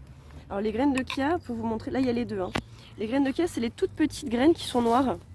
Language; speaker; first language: French; native; French